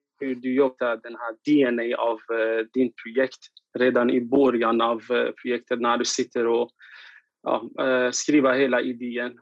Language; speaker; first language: Swedish; non-native, learner; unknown